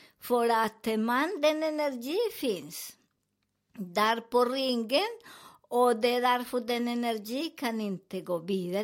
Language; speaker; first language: Swedish; non-native, learner; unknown